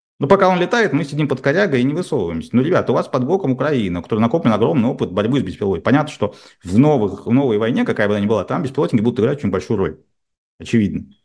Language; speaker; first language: Russian; native; Russian